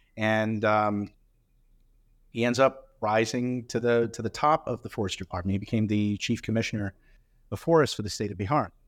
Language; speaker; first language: English; early bilingual, other home language; Hindi